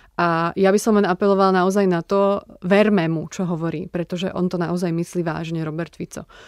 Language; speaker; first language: Slovak; native; Slovak